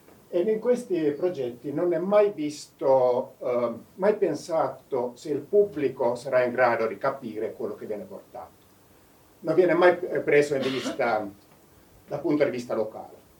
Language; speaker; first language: Italian; non-native, fluent; Finnish